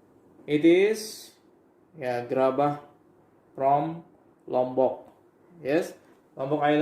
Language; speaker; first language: English; non-native, learner; Indonesian